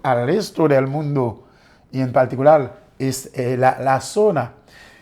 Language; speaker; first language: Spanish; non-native, fluent; Haitian Creole